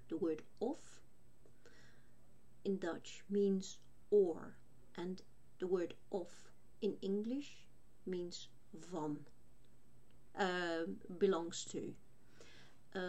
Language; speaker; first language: English; non-native, fluent; Dutch